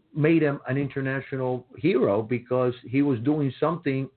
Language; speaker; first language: English; early bilingual, other home language; Spanish